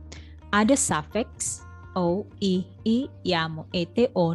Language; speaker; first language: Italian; non-native, fluent; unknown